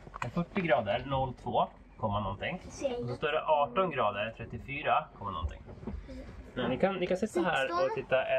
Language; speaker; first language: Swedish; native; Swedish